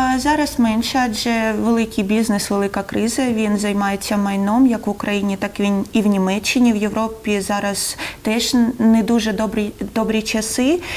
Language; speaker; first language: Ukrainian; non-native, local second language; Russian